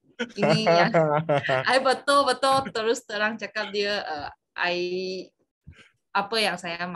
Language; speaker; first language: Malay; non-native, local second language; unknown